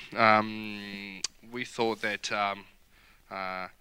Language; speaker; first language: English; non-native, fluent; Italian